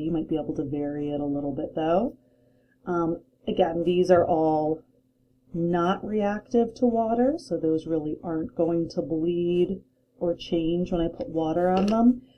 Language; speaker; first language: English; native; English